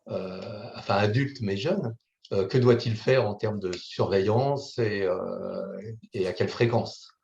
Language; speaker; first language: French; native; French